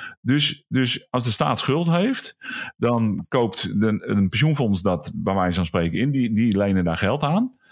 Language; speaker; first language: Dutch; native; Dutch